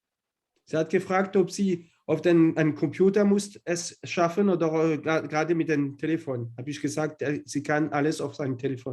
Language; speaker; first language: German; non-native, learner; French